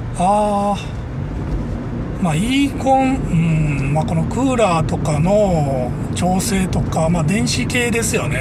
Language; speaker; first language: Japanese; native; Japanese